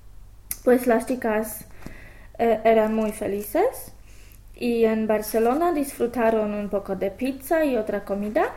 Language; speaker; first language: Spanish; non-native, fluent; English